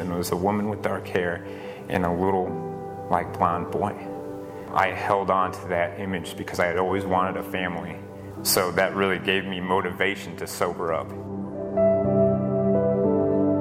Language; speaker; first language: English; native; English